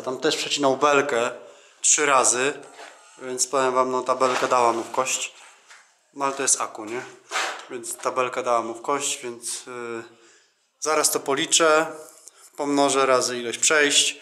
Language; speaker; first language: Polish; native; Polish